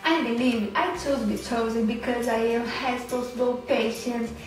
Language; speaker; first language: English; non-native, learner; Portuguese